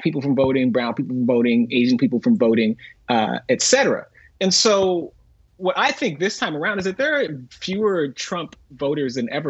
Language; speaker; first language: English; native; English